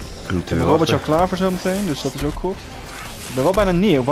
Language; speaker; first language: Dutch; native; Dutch